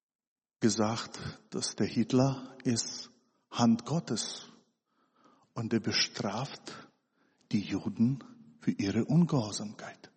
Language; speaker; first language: German; non-native, fluent; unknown